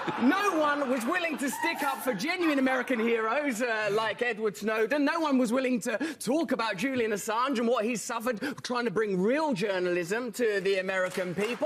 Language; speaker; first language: English; native; English